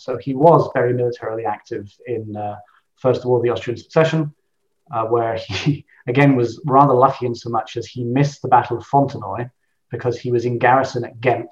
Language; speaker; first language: English; native; English